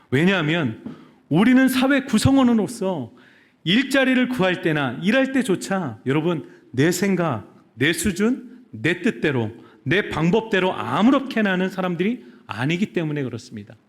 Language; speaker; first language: Korean; native; Korean